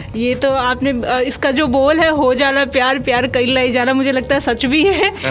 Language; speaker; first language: Hindi; native; Hindi